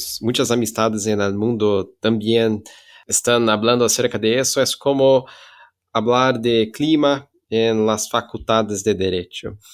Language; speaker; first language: Spanish; non-native, fluent; Portuguese